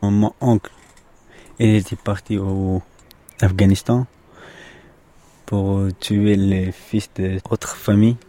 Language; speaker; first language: French; non-native, learner; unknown